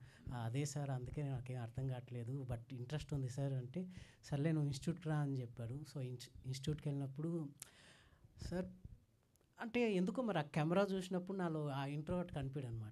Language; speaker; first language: Telugu; native; Telugu